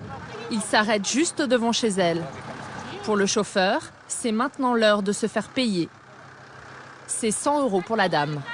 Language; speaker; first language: French; native; French